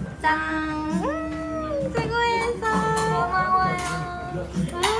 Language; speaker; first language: Korean; non-native, learner; Japanese